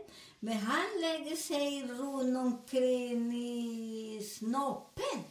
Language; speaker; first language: Swedish; non-native, fluent; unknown